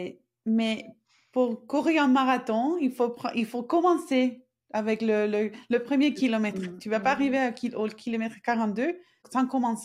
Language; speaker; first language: French; non-native, fluent; Spanish